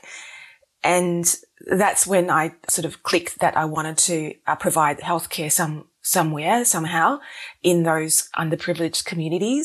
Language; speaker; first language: English; native; English